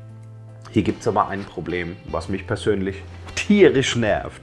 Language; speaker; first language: German; native; German